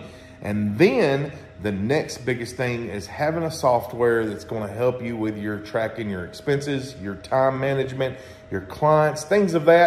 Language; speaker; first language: English; native; English